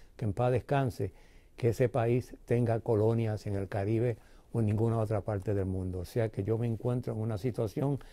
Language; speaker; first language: Spanish; early bilingual, heritage; Spanish